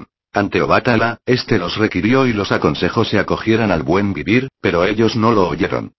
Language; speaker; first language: Spanish; native; Spanish